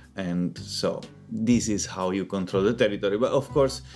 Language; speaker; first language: English; non-native, fluent; Italian